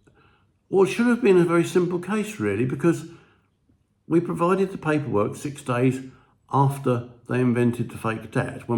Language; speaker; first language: English; native; English